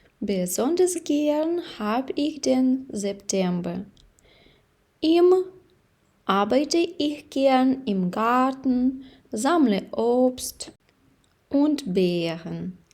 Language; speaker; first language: German; non-native, fluent; Ukrainian